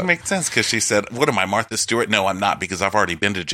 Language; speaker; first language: English; native; English